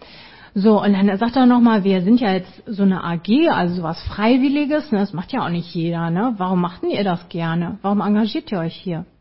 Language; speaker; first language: German; native; German